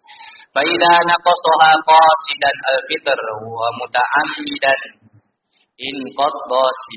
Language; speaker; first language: Arabic; non-native, fluent; Indonesian